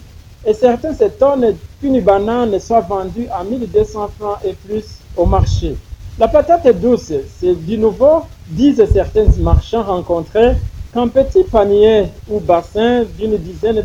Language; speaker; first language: French; non-native, local second language; Rundi